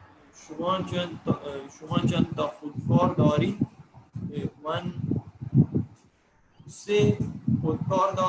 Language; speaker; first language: Persian; non-native, learner; Urdu